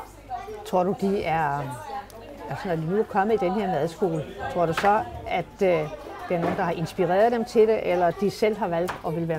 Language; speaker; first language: Danish; native; Danish